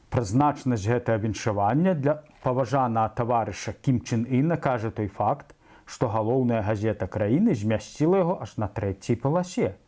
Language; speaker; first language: Belarusian; native; Belarusian